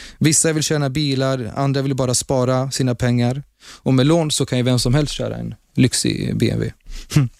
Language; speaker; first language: Swedish; early bilingual, other home language; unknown